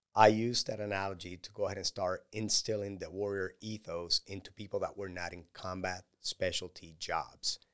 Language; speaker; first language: English; non-native, fluent; Spanish